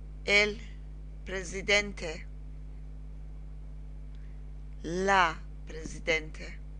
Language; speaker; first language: Spanish; non-native, learner; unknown